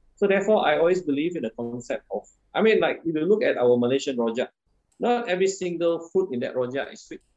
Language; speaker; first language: English; non-native, local second language; Min Nan Chinese